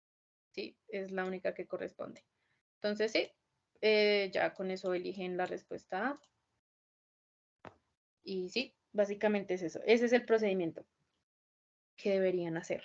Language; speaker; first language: Spanish; native; Spanish